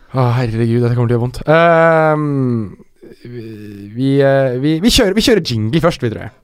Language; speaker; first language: Norwegian; early bilingual, other home language; Arabic